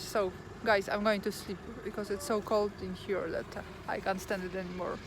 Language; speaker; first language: English; non-native, fluent; Polish